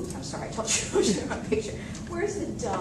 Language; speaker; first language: English; native; English